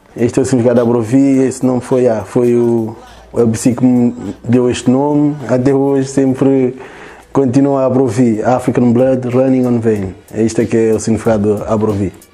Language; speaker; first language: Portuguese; early bilingual, other home language; Kabuverdianu